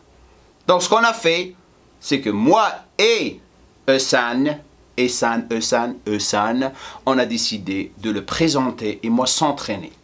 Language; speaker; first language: French; non-native, local second language; Arabic